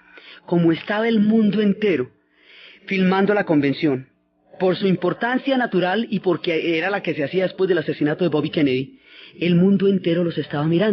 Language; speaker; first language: Spanish; native; Spanish